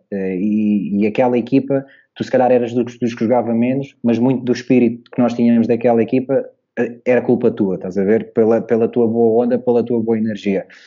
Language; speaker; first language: Portuguese; native; Portuguese